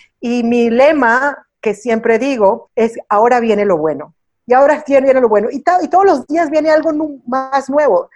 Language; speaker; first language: Spanish; early bilingual, heritage; Spanish